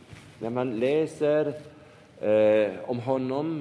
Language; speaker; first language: Swedish; non-native, fluent; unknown